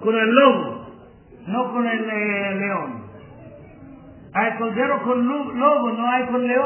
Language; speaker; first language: Spanish; non-native, learner; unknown